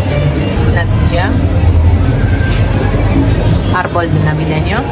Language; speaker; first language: Spanish; non-native, learner; Polish